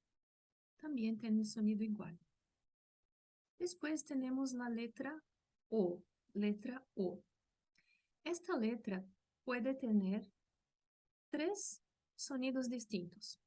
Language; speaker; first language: Spanish; non-native, fluent; Portuguese